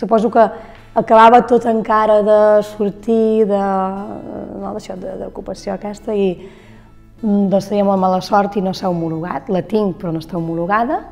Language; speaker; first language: Catalan; non-native, learner; Lithuanian